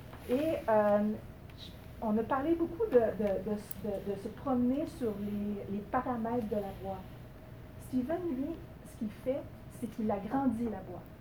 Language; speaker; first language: French; native; French